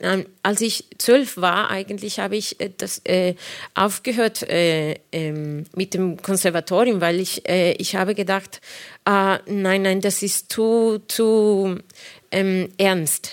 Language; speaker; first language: German; non-native, fluent; Spanish